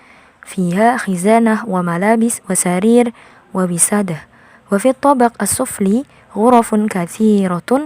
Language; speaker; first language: Arabic; non-native, learner; Indonesian